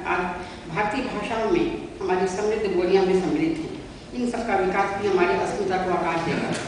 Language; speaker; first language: Hindi; native; Hindi